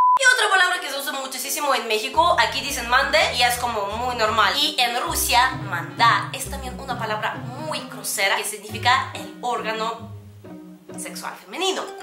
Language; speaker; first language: Spanish; non-native, fluent; Russian